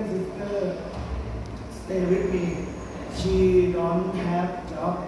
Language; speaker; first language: English; non-native, learner; Thai